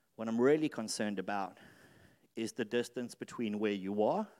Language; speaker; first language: English; native; English